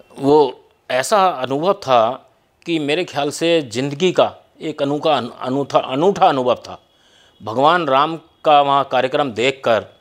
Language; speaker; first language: Hindi; native; Hindi